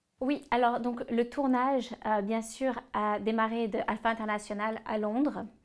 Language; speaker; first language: French; native; French